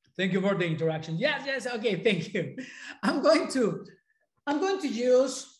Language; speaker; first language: English; non-native, fluent; Spanish